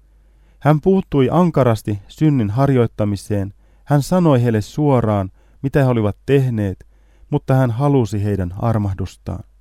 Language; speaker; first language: Finnish; native; Finnish